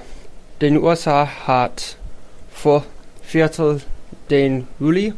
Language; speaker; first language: German; non-native, learner; English